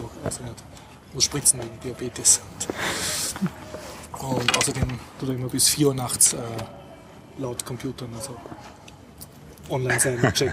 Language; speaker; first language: German; native; German